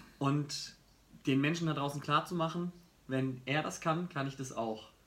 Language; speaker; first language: German; native; German